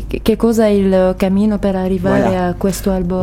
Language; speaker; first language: Italian; non-native, learner; French